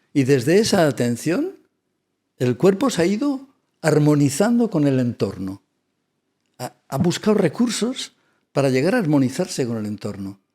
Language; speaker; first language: Spanish; non-native, local second language; Catalan